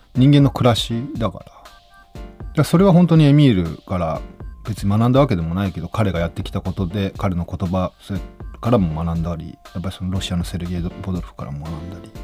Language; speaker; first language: Japanese; native; Japanese